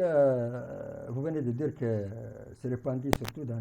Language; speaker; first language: French; non-native, local second language; Arabic